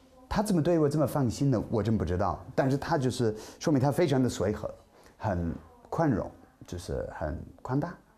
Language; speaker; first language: Chinese; non-native, fluent; English